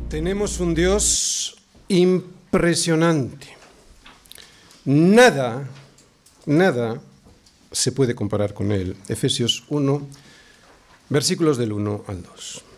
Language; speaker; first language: Spanish; native; Spanish